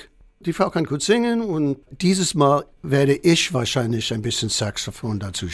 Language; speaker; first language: German; non-native, fluent; English